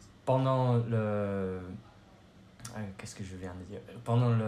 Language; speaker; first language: French; non-native, learner; English